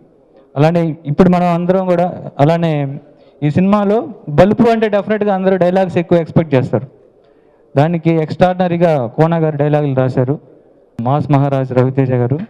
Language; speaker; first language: Telugu; native; Telugu